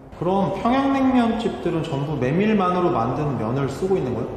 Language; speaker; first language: Korean; native; Korean